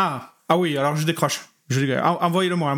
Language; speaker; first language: French; native; French